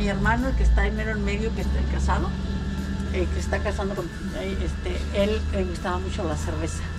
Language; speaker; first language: Spanish; native; Spanish